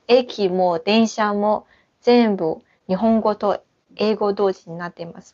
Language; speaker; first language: Japanese; non-native, fluent; Chinese